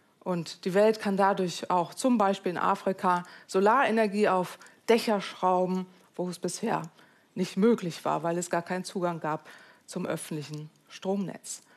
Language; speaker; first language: German; native; German